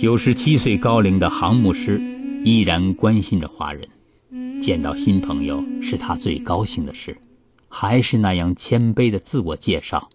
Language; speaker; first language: Chinese; native; Chinese